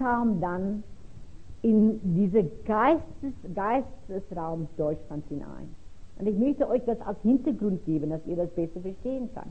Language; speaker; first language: German; non-native, fluent; Afrikaans